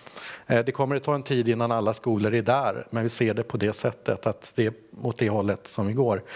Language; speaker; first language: Swedish; native; Swedish